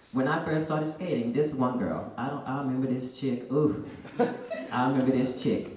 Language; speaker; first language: English; native; English